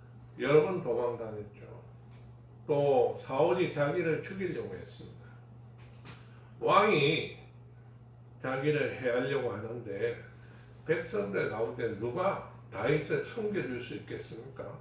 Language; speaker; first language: Korean; native; Korean